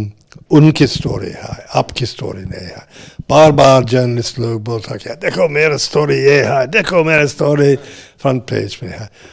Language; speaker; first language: Hindi; non-native, fluent; English